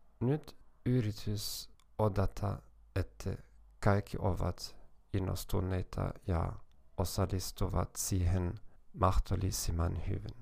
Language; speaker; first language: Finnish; non-native, learner; German